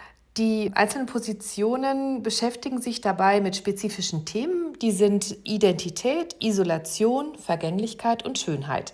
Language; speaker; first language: German; native; German